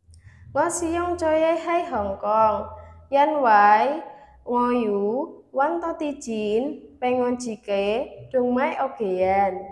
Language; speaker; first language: Cantonese; non-native, learner; Indonesian